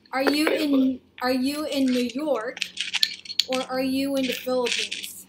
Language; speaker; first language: English; non-native, local second language; Cebuano